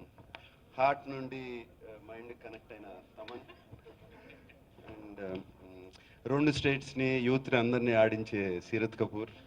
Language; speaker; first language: Telugu; native; Telugu